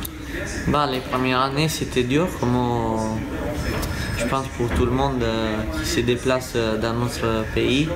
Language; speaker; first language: French; non-native, fluent; Italian